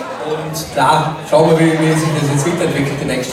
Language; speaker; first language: German; native; German